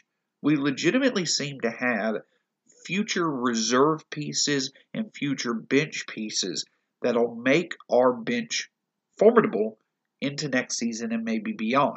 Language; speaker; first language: English; native; English